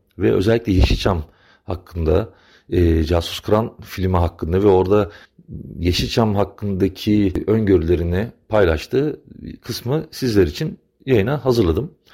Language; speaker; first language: Turkish; native; Turkish